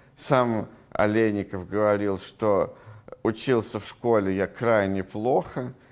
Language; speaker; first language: Russian; native; Russian